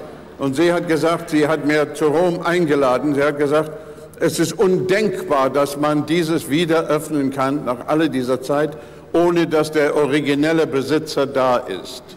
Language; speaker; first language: German; non-native, fluent; English